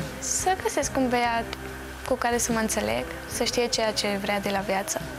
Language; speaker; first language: Romanian; early bilingual, heritage; Romanian